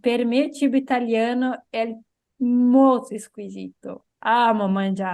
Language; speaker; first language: Italian; non-native, fluent; Portuguese